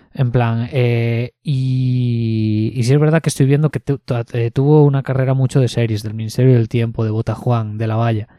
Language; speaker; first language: Spanish; native; Spanish